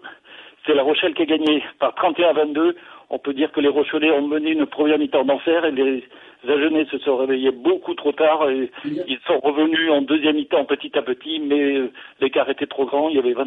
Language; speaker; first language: French; native; French